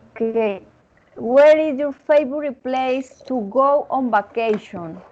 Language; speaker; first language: English; non-native, learner; Spanish